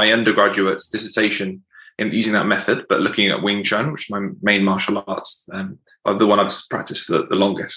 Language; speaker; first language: English; native; English